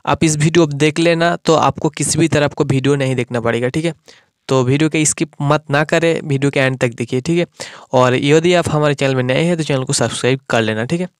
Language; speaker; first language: Hindi; non-native, local second language; Bangla